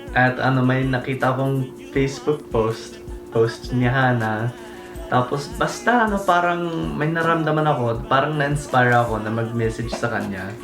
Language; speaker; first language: Filipino; non-native, fluent; English